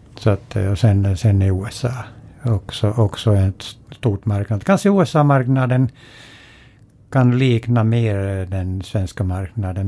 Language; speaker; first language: Swedish; non-native, fluent; Finnish